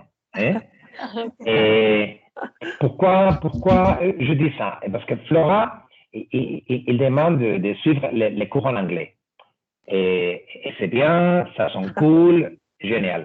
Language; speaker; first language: French; non-native, fluent; Spanish